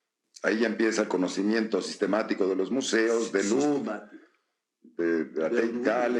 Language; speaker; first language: Spanish; native; Spanish